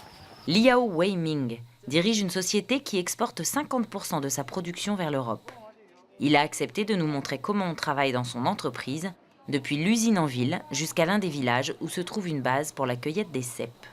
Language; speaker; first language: French; native; French